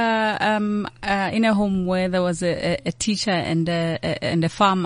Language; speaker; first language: English; non-native, local second language; Xhosa